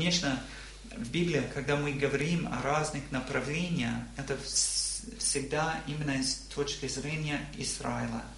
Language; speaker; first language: Russian; non-native, learner; English